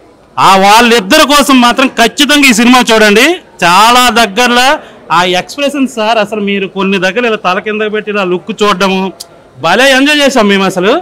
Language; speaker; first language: Telugu; native; Telugu